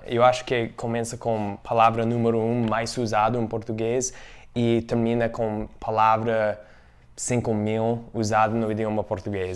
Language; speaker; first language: Portuguese; non-native, fluent; English